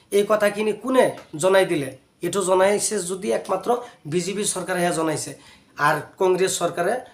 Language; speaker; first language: Assamese; non-native, local second language; Bangla